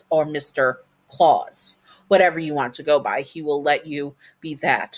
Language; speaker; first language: English; native; English